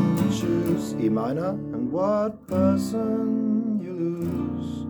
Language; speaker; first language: English; non-native, fluent; German